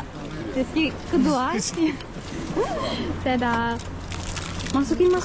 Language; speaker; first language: Indonesian; non-native, learner; Turkish